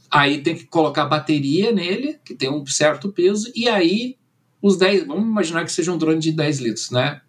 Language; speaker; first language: Portuguese; early bilingual, other home language; German